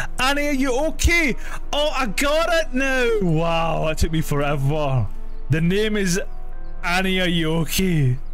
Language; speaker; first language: English; native; English